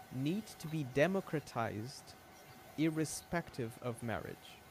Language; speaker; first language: English; non-native, fluent; Portuguese